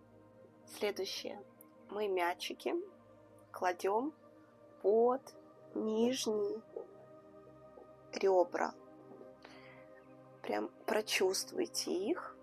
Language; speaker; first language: Russian; native; Russian